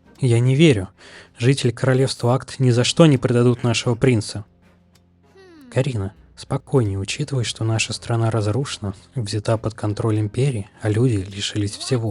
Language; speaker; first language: Russian; native; Russian